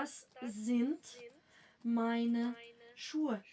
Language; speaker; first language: German; non-native, fluent; Macedonian